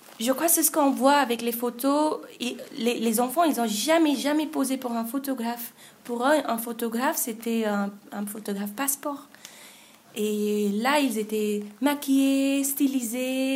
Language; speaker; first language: French; non-native, fluent; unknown